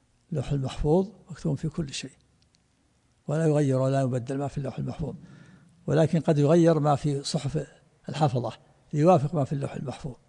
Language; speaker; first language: Arabic; native; Arabic